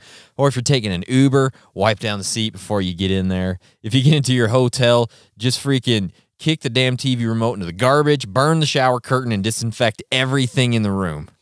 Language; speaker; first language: English; native; English